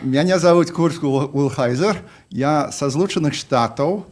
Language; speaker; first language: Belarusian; non-native, fluent; English